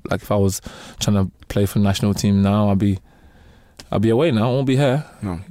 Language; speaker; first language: English; native; English